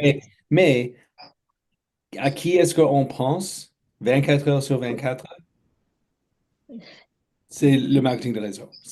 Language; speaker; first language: French; non-native, fluent; English